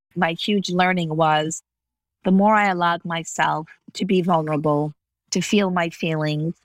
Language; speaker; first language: English; native; English